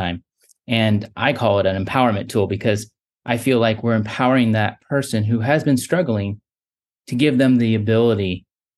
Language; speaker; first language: English; native; English